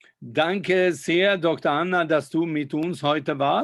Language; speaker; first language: German; non-native, fluent; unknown